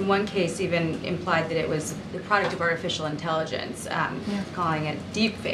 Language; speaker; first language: English; native; English